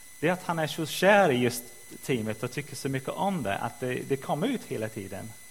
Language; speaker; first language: Swedish; non-native, fluent; English